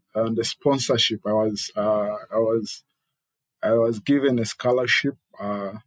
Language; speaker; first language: English; non-native, local second language; Ganda